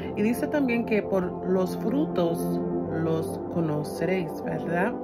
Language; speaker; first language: Spanish; early bilingual, other home language; English